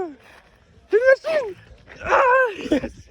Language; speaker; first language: French; native; French